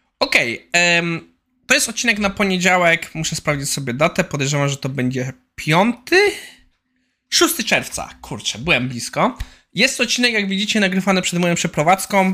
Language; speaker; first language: Polish; native; Polish